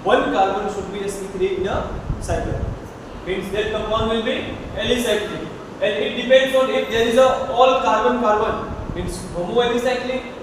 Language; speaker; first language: English; non-native, local second language; Hindi